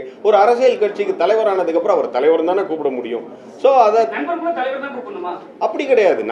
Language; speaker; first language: Tamil; native; Tamil